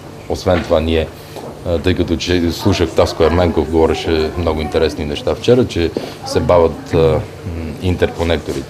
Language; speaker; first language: Bulgarian; native; Bulgarian